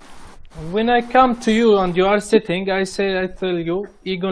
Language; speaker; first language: English; non-native, fluent; Arabic